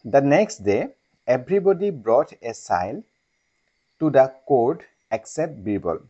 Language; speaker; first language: English; non-native, local second language; Assamese